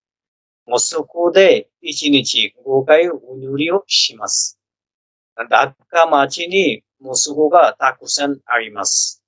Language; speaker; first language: Japanese; non-native, learner; Bangla